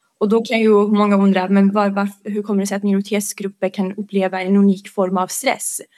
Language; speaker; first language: Swedish; early bilingual, other home language; Romany